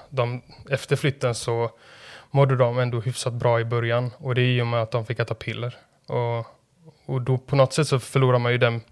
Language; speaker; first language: Swedish; native; Swedish